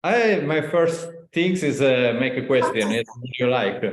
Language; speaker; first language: English; non-native, learner; Italian